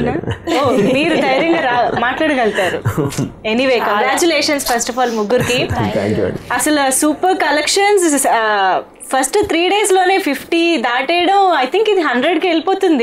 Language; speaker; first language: Telugu; native; Telugu